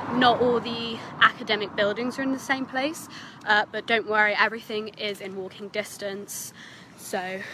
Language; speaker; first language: English; native; English